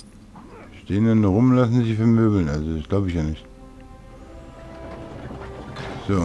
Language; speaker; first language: German; native; German